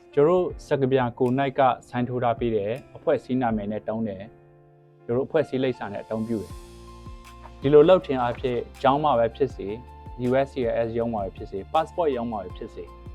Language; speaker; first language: Burmese; non-native, local second language; Western Kayah